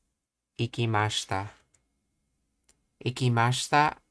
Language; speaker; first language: Japanese; non-native, learner; English